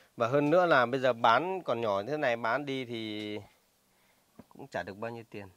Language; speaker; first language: Vietnamese; non-native, local second language; Hmong